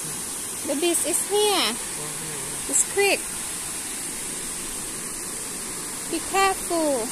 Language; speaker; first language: English; non-native, learner; Thai